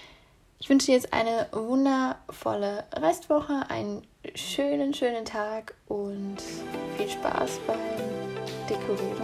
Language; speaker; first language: German; native; German